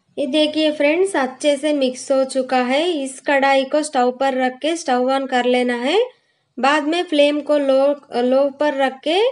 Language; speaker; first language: Hindi; non-native, local second language; Kannada